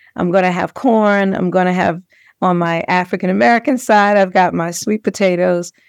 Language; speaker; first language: English; native; English